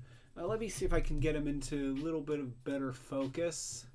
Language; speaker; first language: English; native; English